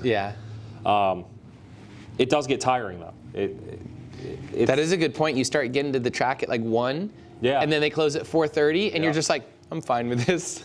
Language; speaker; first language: English; native; English